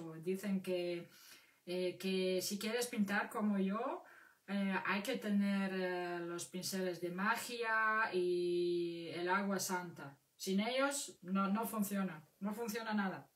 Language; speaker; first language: Spanish; non-native, fluent; Russian